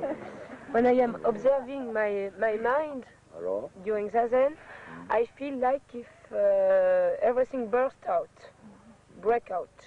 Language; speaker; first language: English; non-native, fluent; French